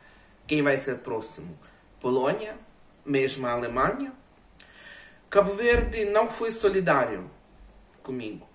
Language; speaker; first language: Portuguese; non-native, fluent; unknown